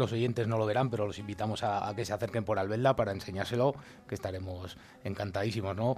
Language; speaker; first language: Spanish; native; Spanish